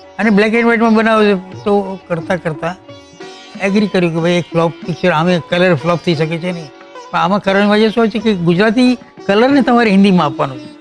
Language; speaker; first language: Gujarati; non-native, local second language; Kachhi